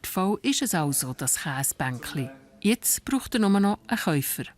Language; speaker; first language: German; native; German